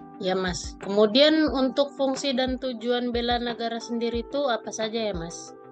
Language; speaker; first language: Indonesian; native; Indonesian